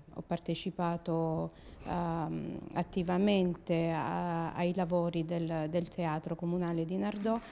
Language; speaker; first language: Italian; native; Italian